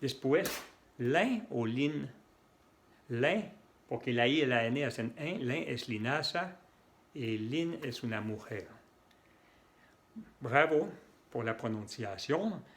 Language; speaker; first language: Spanish; non-native, fluent; French